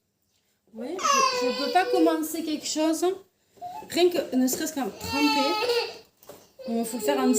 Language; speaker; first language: French; native; French